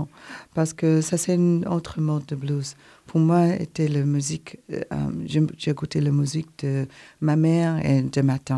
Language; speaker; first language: French; non-native, learner; English